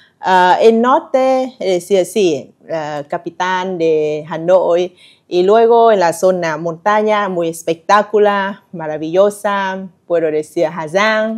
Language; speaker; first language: Spanish; non-native, learner; Vietnamese